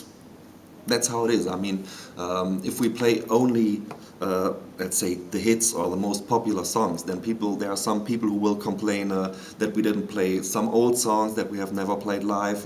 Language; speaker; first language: English; non-native, fluent; German